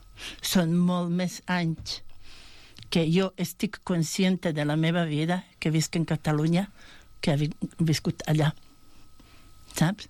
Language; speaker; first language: Catalan; non-native, fluent; Bosnian